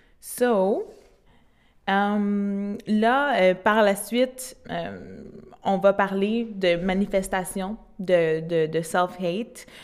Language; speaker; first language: French; native; French